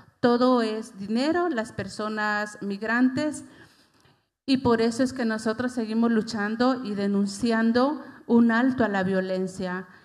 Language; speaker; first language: Spanish; native; Spanish